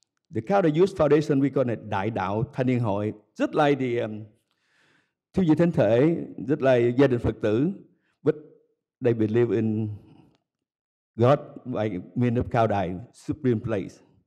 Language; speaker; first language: English; non-native, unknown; Vietnamese